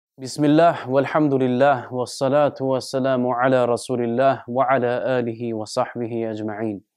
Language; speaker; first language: Danish; early bilingual, other home language; Turkish